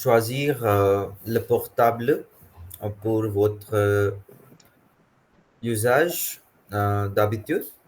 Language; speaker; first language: French; non-native, fluent; Hindi